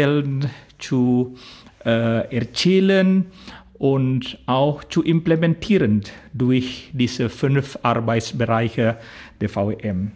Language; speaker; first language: German; non-native, fluent; Indonesian